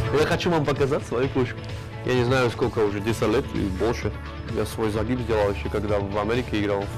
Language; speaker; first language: Russian; non-native, learner; Slovak